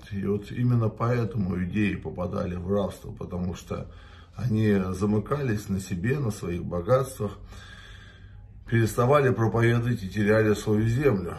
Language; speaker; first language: Russian; native; Russian